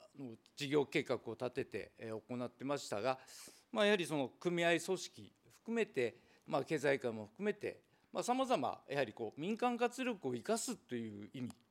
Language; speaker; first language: Japanese; native; Japanese